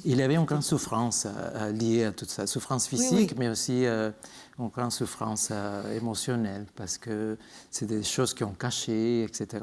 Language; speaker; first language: French; non-native, fluent; Spanish